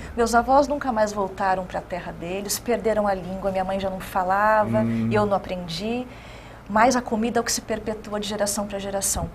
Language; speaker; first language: Portuguese; native; Portuguese